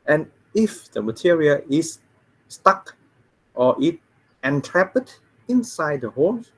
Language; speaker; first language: English; non-native, fluent; Vietnamese